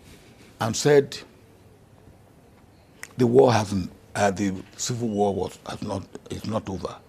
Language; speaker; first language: English; non-native, local second language; Yoruba